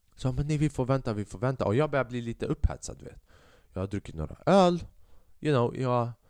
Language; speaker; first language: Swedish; early bilingual, other home language; Albanian